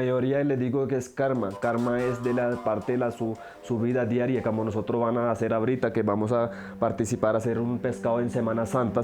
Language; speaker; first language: Spanish; non-native, learner; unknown